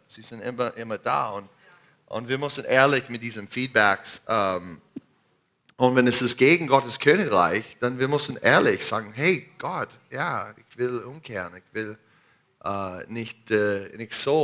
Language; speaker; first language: German; non-native, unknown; English